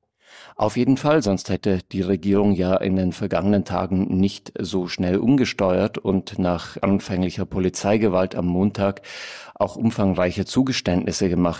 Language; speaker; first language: German; native; German